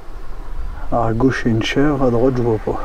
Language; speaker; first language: French; native; French